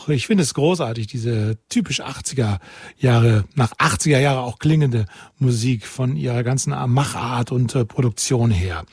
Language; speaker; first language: German; native; German